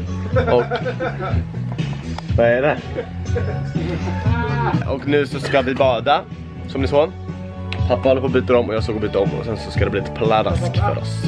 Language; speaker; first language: Swedish; native; Swedish